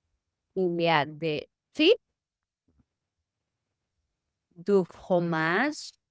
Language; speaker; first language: French; non-native, learner; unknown